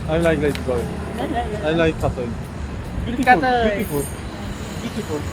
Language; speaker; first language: English; non-native, learner; Polish